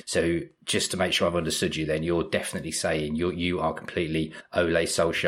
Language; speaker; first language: English; native; English